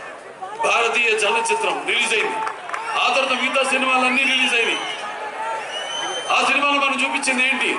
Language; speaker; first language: Telugu; native; Telugu